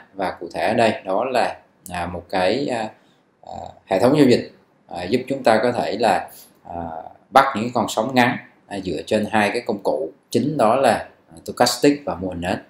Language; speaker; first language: Vietnamese; native; Vietnamese